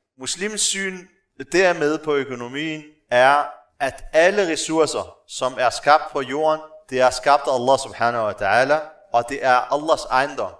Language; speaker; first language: Danish; non-native, local second language; Arabic